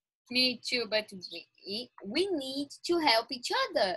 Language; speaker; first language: English; non-native, fluent; Portuguese